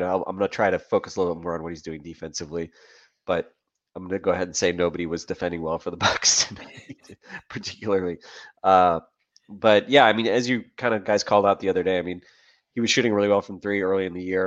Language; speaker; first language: English; native; English